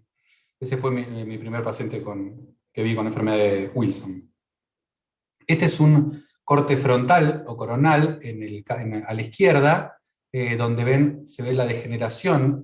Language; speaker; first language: Spanish; native; Spanish